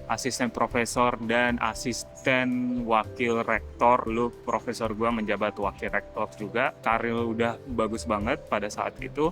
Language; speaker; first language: Indonesian; native; Indonesian